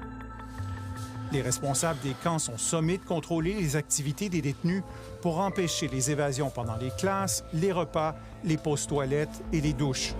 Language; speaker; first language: French; native; French